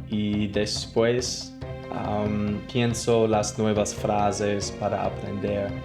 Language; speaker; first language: Spanish; non-native, learner; English